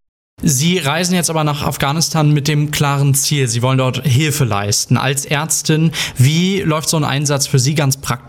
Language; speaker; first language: German; native; German